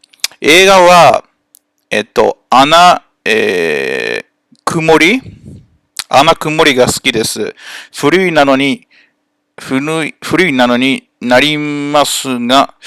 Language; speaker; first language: Japanese; non-native, learner; English